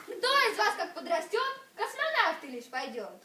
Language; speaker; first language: Russian; native; Russian